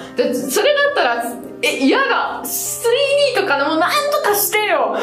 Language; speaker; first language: Japanese; non-native, fluent; Italian